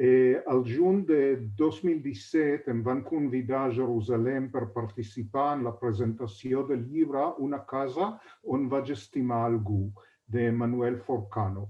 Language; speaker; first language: Catalan; non-native, fluent; Hebrew